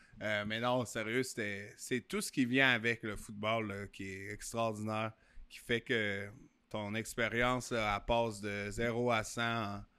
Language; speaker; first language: French; native; French